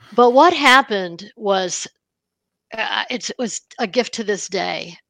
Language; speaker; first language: English; native; English